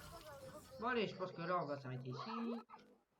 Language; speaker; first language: French; native; French